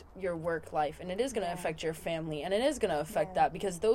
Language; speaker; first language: English; native; English